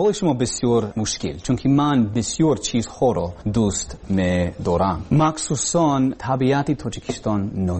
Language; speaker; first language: Persian; non-native, learner; English